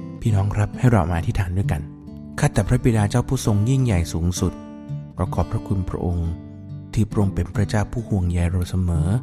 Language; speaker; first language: Thai; native; Thai